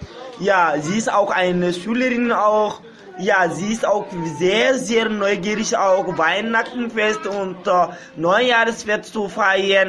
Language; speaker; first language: German; non-native, learner; Bambara